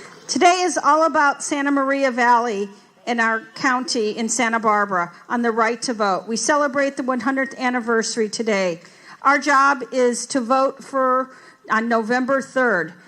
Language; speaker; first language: English; native; English